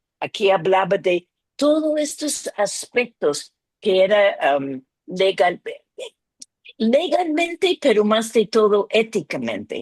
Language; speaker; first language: Spanish; non-native, fluent; English